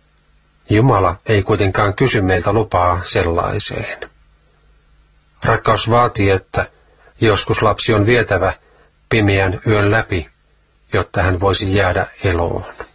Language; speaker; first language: Finnish; native; Finnish